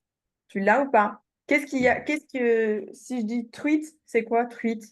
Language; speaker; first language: French; native; French